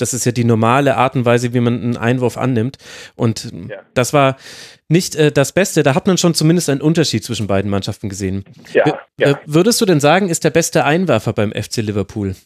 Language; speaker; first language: German; native; German